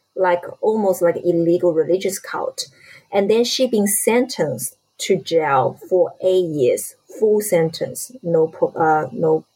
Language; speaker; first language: English; non-native, fluent; Chinese